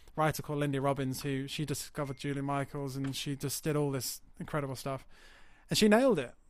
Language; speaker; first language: English; native; English